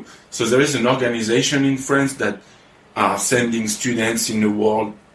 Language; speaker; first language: English; non-native, fluent; French